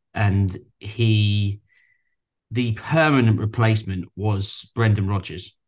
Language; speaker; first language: English; native; English